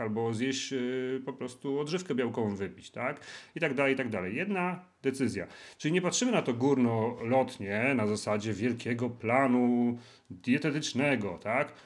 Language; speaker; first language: Polish; native; Polish